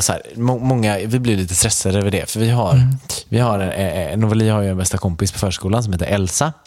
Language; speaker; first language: Swedish; native; Swedish